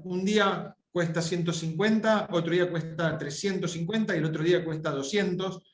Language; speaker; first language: Spanish; native; Spanish